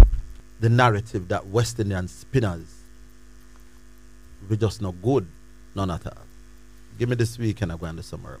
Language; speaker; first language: English; native; English